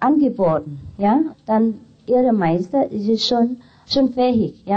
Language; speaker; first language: German; non-native, fluent; Vietnamese